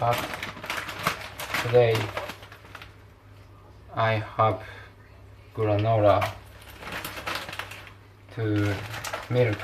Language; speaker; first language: English; non-native, learner; Japanese